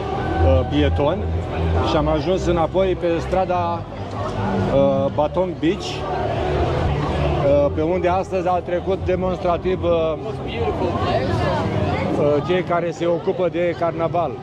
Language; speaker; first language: Romanian; native; Romanian